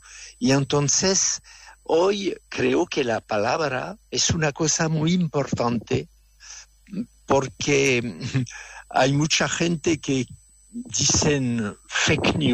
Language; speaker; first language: Spanish; non-native, fluent; French